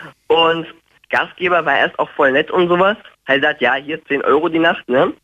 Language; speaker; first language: German; native; German